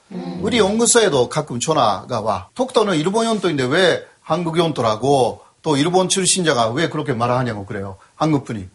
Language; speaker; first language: Korean; non-native, fluent; Japanese